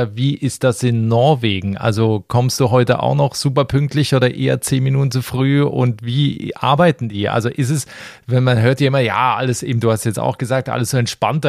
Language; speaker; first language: German; native; German